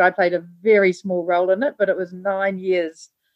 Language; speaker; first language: English; native; English